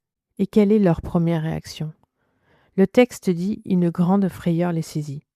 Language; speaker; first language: French; native; French